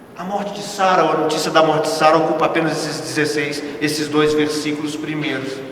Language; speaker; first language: Portuguese; native; Portuguese